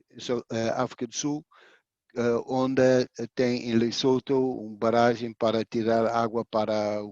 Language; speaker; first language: Portuguese; non-native, fluent; Dutch